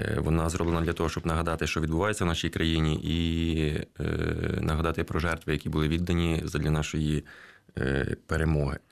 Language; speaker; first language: Ukrainian; native; Ukrainian